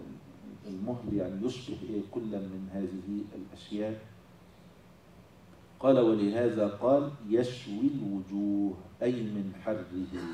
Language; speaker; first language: Arabic; native; Arabic